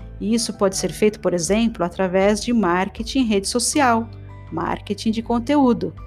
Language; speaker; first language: Portuguese; native; Portuguese